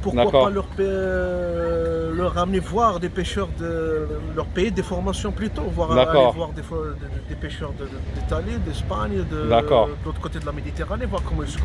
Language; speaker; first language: French; non-native, local second language; Kabyle